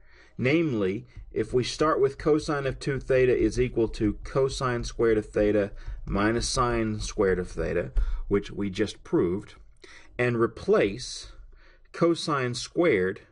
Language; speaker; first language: English; native; English